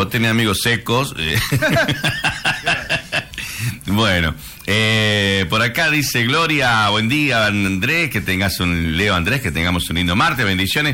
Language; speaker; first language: Spanish; native; Spanish